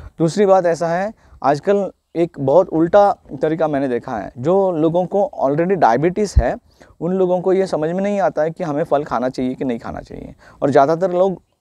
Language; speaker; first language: Hindi; non-native, local second language; Marathi